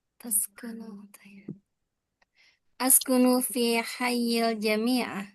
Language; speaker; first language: Arabic; non-native, learner; Indonesian